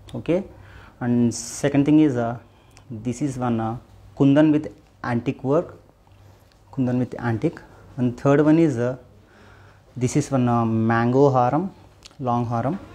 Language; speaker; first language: English; non-native, local second language; Telugu